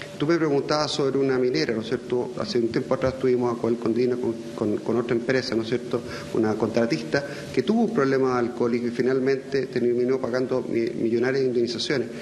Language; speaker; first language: Spanish; native; Spanish